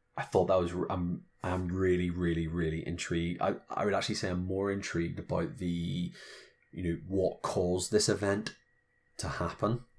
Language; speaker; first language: English; native; English